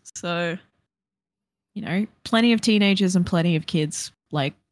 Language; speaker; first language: English; native; English